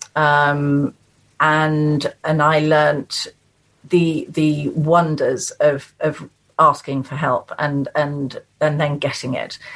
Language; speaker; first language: English; native; English